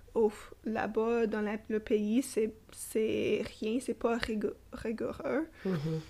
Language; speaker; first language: French; non-native, fluent; English